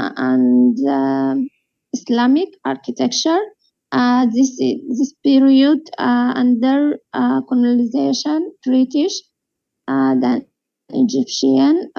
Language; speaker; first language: English; non-native, learner; Arabic